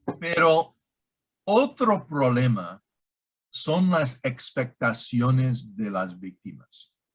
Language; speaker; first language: Spanish; non-native, learner; English